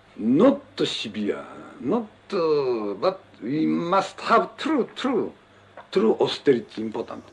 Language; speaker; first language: English; non-native, learner; Japanese